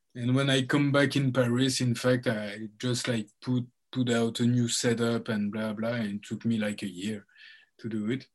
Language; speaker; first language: English; early bilingual, heritage; French